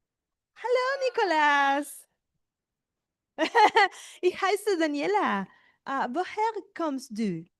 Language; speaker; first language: German; non-native, learner; Spanish